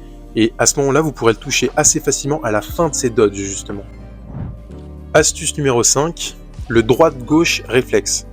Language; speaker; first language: French; native; French